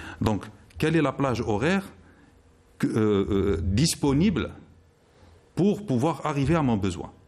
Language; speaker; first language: French; non-native, local second language; Arabic